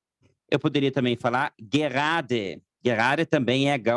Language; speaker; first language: Portuguese; non-native, fluent; German